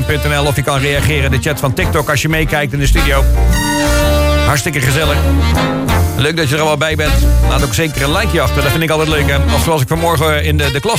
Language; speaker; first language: Dutch; native; Dutch